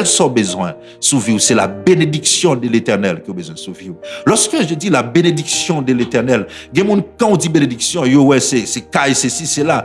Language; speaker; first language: French; non-native, local second language; Haitian Creole